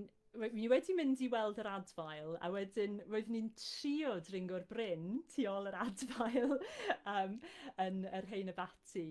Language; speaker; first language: Welsh; non-native, fluent; English